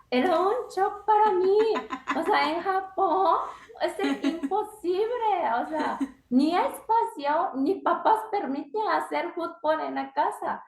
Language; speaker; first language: Spanish; non-native, learner; Japanese